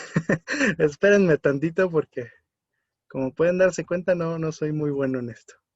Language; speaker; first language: Spanish; native; Spanish